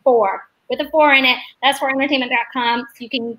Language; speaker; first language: English; native; English